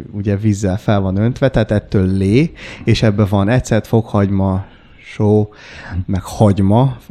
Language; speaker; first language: Hungarian; native; Hungarian